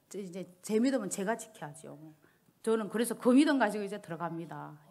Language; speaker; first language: Korean; early bilingual, heritage; Korean